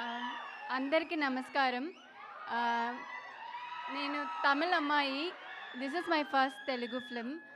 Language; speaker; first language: Telugu; non-native, learner; Tamil